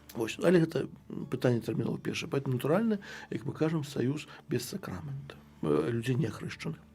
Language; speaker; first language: Belarusian; non-native, local second language; Russian